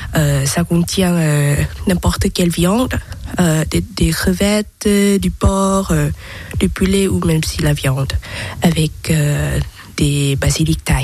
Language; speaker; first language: French; non-native, learner; Thai